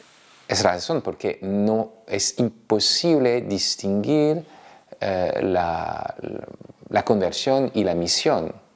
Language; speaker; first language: Spanish; non-native, fluent; French